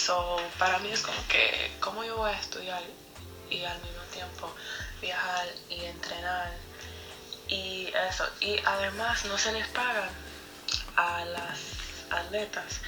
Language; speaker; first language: Spanish; non-native, fluent; English